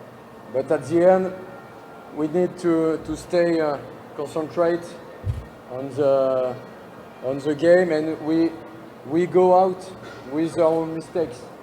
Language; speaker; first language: English; non-native, learner; French